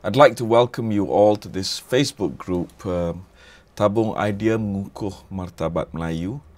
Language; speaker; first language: English; non-native, local second language; Malay